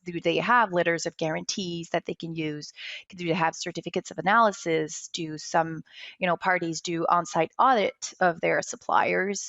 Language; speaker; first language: English; non-native, local second language; French